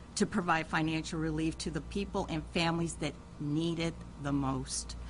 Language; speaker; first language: English; early bilingual, other home language; Spanish